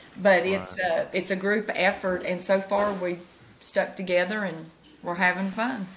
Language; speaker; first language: English; native; English